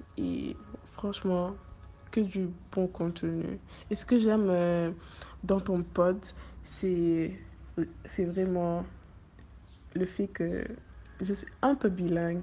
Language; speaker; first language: French; non-native, local second language; Wolof